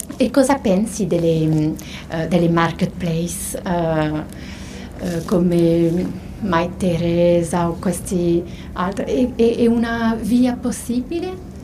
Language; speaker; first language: Italian; non-native, fluent; French